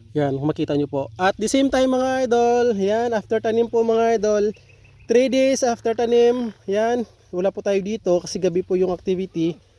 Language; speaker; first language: Filipino; non-native, local second language; Hiligaynon